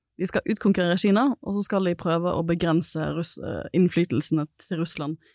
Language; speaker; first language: Norwegian; native; Norwegian